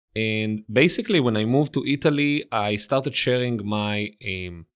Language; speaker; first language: English; non-native, fluent; Hebrew